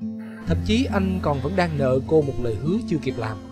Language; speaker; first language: Vietnamese; native; Vietnamese